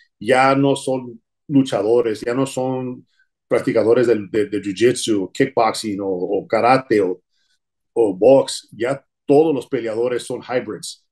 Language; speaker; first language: Spanish; early bilingual, heritage; Spanish